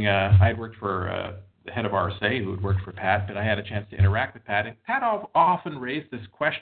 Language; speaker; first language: English; native; English